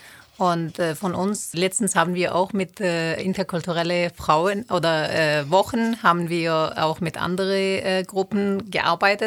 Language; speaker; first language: German; non-native, fluent; Turoyo